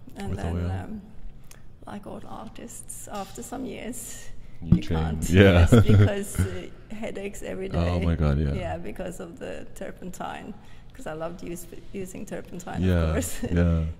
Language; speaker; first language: English; non-native, fluent; Norwegian